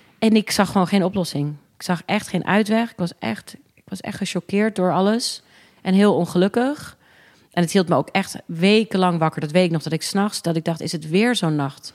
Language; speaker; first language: Dutch; early bilingual, other home language; English